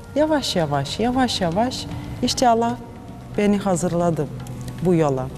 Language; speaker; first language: Turkish; non-native, fluent; Ukrainian